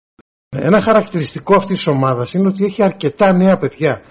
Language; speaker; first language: Greek; native; Greek